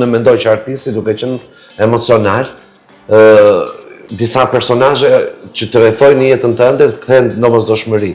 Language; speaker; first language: Albanian; native; Albanian